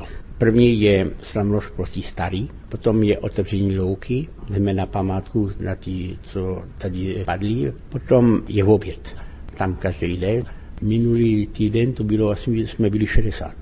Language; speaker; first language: Czech; early bilingual, heritage; French